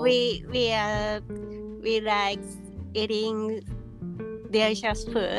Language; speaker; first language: English; non-native, learner; Japanese